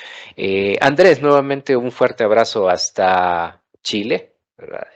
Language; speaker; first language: Spanish; native; Spanish